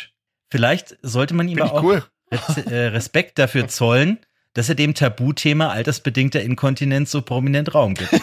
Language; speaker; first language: German; native; German